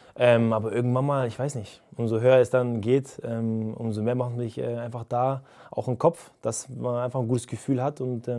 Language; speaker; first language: German; native; German